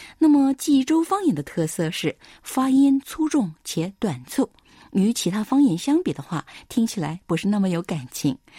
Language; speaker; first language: Chinese; non-native, fluent; Korean